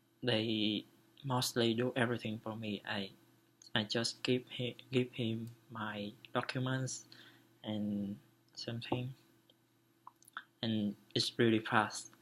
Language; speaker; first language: English; non-native, learner; Vietnamese